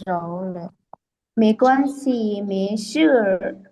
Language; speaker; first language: Chinese; non-native, learner; Lao